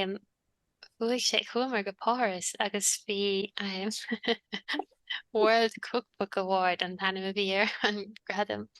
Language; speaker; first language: Irish; native; Irish